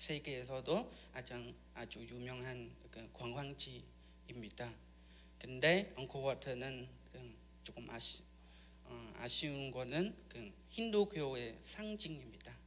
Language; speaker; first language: Korean; non-native, learner; Khmer